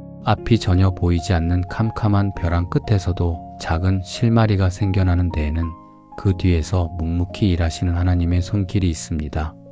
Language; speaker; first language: Korean; native; Korean